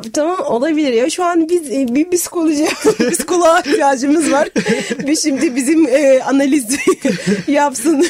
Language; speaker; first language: Turkish; non-native, fluent; Arabic